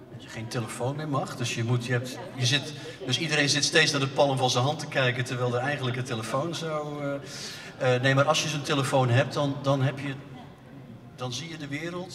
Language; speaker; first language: Dutch; native; Dutch